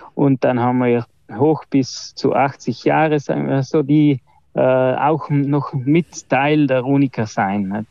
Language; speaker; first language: German; non-native, local second language; Ladin